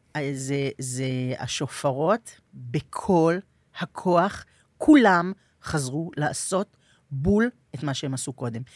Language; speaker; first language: Hebrew; native; Hebrew